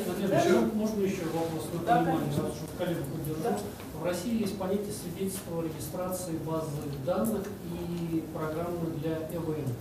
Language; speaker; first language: Russian; native; Russian